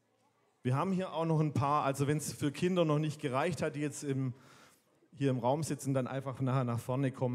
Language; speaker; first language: German; native; German